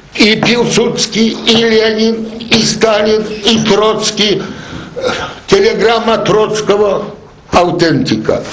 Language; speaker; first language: Russian; non-native, fluent; Polish